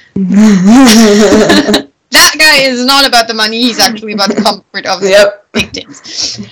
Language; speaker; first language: English; non-native, fluent; German